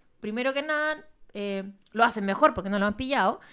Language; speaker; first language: Spanish; native; Spanish